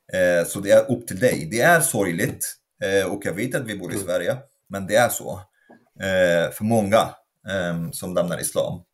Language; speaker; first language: Swedish; non-native, fluent; Arabic